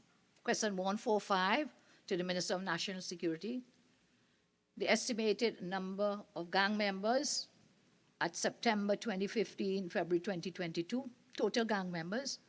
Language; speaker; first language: English; native; English